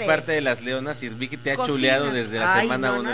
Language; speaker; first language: Spanish; native; Spanish